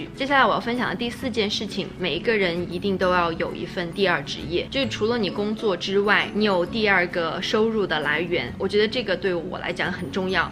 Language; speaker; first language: Chinese; native; Chinese